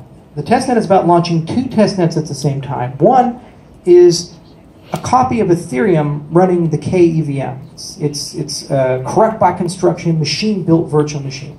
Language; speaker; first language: English; native; English